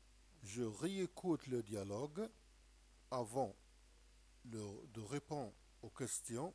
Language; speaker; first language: French; non-native, local second language; Arabic